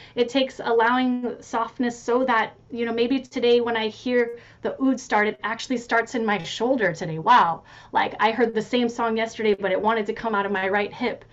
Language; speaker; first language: English; native; English